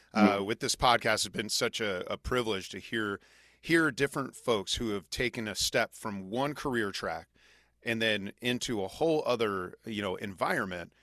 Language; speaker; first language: English; native; English